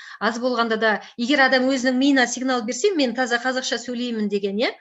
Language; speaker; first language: Kazakh; native; Kazakh